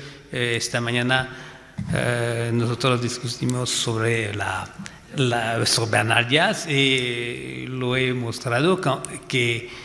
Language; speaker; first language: Spanish; non-native, fluent; French